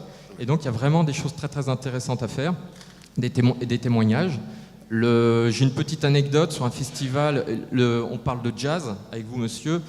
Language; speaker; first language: French; native; French